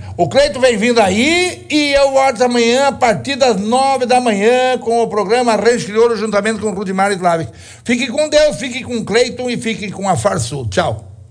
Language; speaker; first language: Portuguese; native; Portuguese